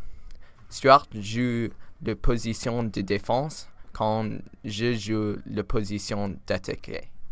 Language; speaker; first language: French; non-native, learner; English